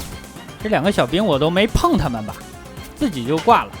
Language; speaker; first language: Chinese; native; Chinese